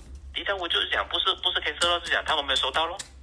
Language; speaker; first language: Chinese; native; Chinese